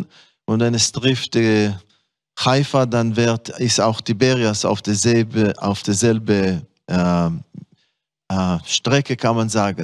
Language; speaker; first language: German; non-native, fluent; Hebrew